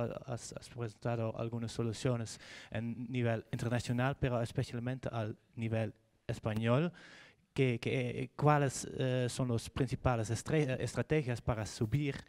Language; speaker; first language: Spanish; non-native, fluent; Dutch